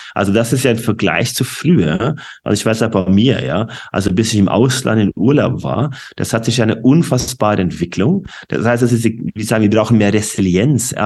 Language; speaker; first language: German; non-native, fluent; Norwegian